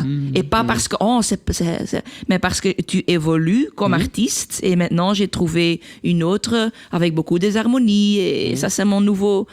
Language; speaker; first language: French; non-native, local second language; Dutch